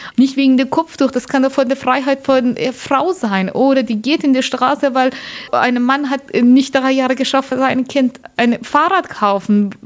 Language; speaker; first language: German; non-native, learner; Persian